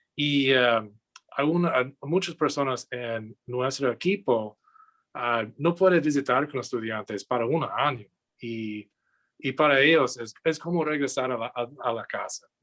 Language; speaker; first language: Spanish; non-native, learner; English